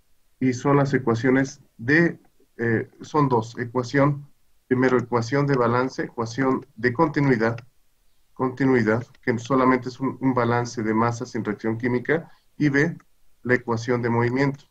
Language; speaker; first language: Spanish; native; Spanish